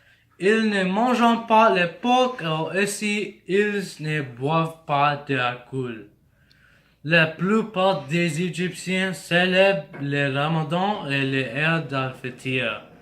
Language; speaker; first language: French; non-native, learner; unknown